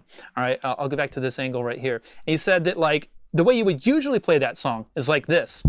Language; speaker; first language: English; native; English